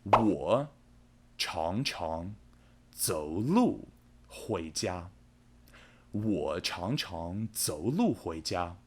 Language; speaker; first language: Chinese; non-native, fluent; English